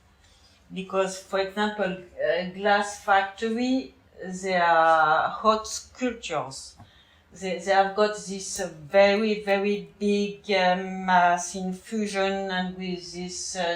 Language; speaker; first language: English; non-native, learner; French